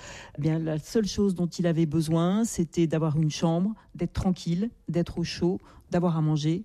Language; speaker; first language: French; native; French